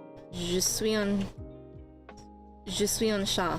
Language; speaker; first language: French; non-native, learner; English